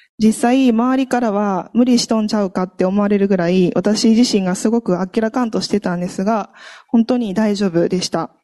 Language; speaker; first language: Japanese; native; Japanese